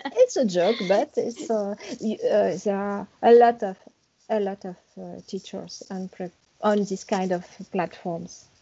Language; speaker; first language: English; non-native, learner; French